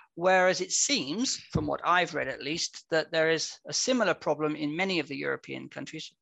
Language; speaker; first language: English; native; English